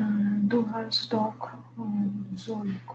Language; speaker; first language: German; non-native, learner; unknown